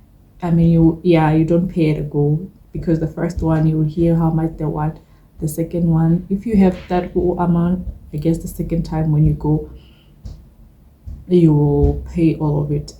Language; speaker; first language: English; non-native, local second language; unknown